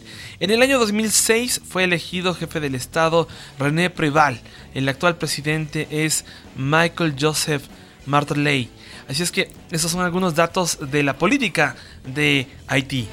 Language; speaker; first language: Spanish; native; Spanish